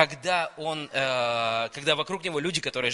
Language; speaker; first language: Russian; native; Russian